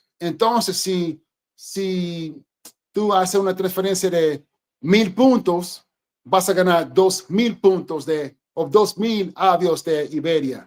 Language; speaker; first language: Spanish; non-native, fluent; English